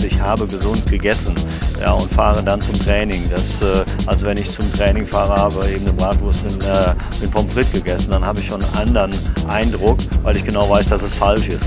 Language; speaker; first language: German; native; German